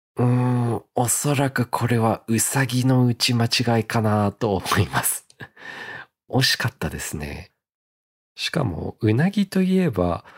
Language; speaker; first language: Japanese; early bilingual, heritage; Japanese